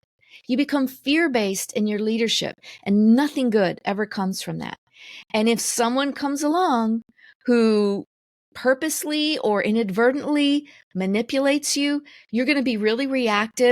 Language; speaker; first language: English; native; English